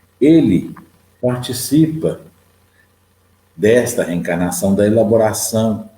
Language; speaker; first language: Portuguese; native; Portuguese